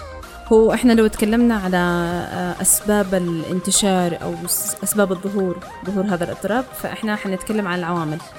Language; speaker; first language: Arabic; native; Arabic